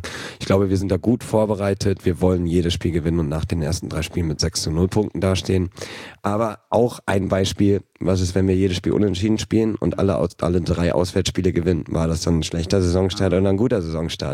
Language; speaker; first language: German; native; German